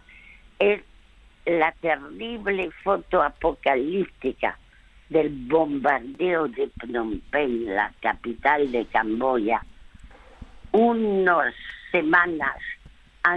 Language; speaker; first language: Spanish; early bilingual, other home language; French